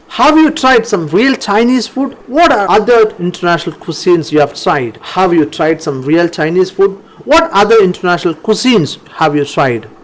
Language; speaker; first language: English; non-native, local second language; Malayalam